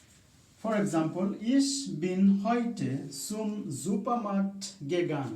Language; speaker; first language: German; non-native, fluent; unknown